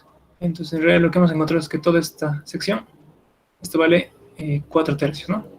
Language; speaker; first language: Spanish; native; Spanish